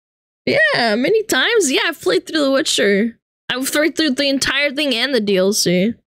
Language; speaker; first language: English; native; English